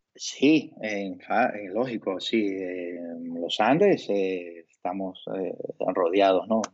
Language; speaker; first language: Spanish; native; Spanish